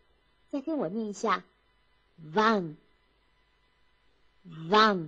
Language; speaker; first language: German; non-native, fluent; Chinese